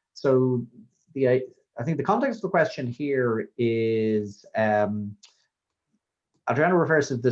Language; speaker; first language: English; native; English